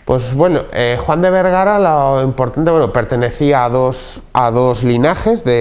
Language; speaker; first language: Spanish; native; Spanish